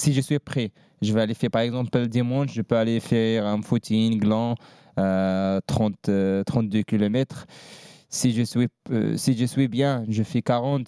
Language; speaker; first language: French; non-native, learner; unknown